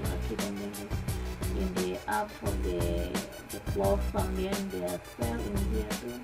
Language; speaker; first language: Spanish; non-native, learner; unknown